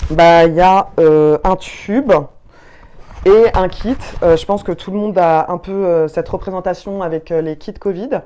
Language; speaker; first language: French; native; French